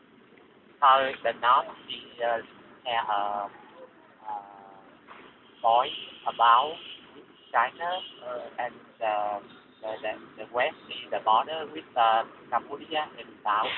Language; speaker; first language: English; non-native, learner; Vietnamese